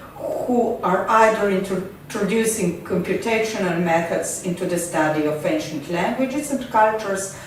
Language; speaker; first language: English; non-native, fluent; Slovenian